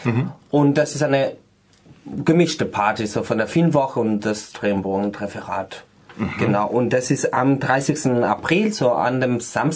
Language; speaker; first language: German; non-native, fluent; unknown